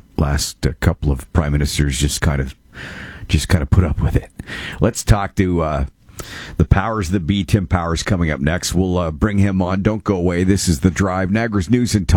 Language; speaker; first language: English; native; English